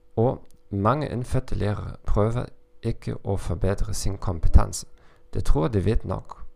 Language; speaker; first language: Norwegian; non-native, learner; German